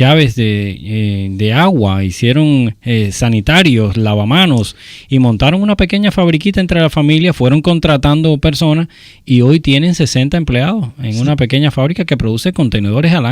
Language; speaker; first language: Spanish; native; Spanish